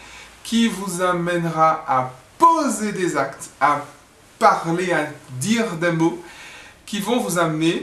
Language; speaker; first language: French; native; French